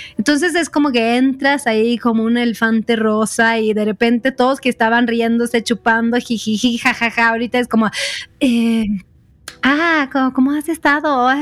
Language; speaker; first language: Spanish; non-native, fluent; Swedish